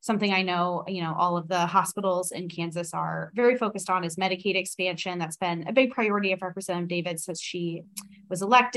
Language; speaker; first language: English; native; English